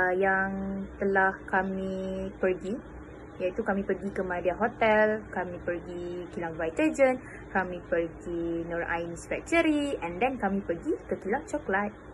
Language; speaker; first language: Malay; native; Malay